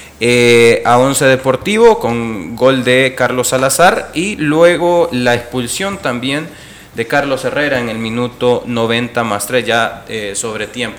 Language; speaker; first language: Spanish; native; Spanish